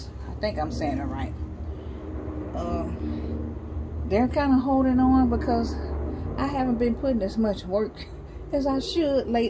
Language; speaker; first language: English; native; English